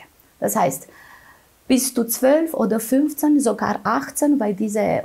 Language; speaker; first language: German; non-native, fluent; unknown